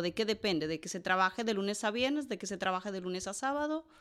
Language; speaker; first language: Spanish; native; Spanish